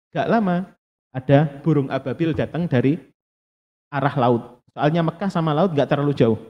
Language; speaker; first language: Indonesian; non-native, local second language; Javanese